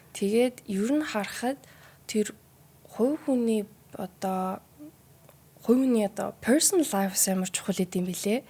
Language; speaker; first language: Mongolian; early bilingual, heritage; Mongolian